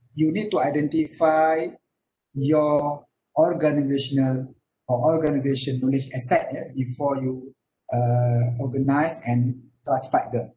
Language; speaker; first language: English; non-native, local second language; Malay